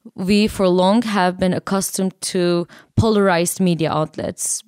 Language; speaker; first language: English; non-native, fluent; Turkish